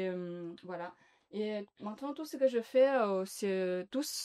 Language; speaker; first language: French; non-native, learner; Chinese